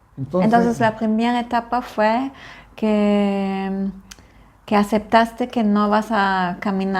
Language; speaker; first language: Spanish; non-native, fluent; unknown